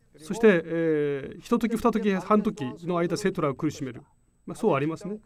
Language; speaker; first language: Japanese; non-native, fluent; Korean